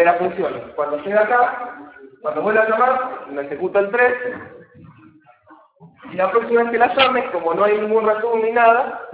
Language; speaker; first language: Spanish; native; Spanish